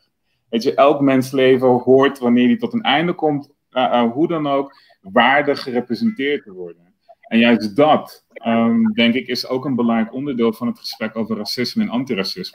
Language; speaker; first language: Dutch; native; Dutch